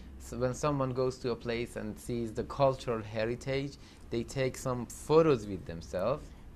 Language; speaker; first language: English; non-native, fluent; Persian